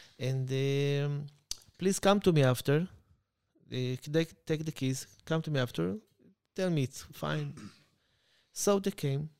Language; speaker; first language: English; non-native, learner; Hebrew